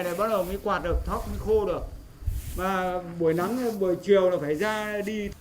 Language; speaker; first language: Vietnamese; native; Vietnamese